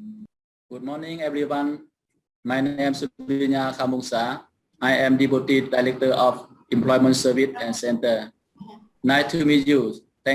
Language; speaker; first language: English; non-native, learner; Thai